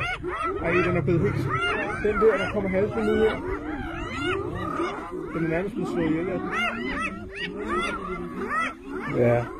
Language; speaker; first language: Danish; native; Danish